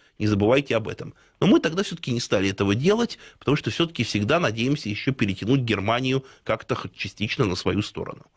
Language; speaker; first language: Russian; native; Russian